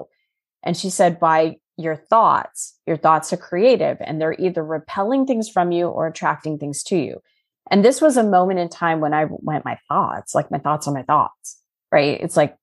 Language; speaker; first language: English; native; English